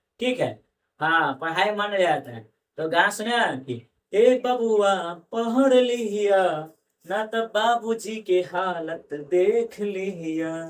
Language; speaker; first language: Hindi; native; Hindi